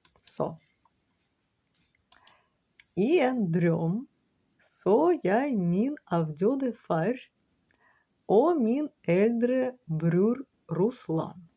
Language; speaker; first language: Norwegian; non-native, learner; Ukrainian